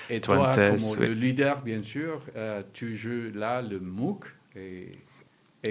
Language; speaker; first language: French; non-native, learner; Spanish